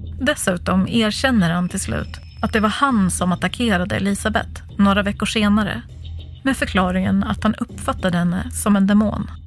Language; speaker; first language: Swedish; native; Swedish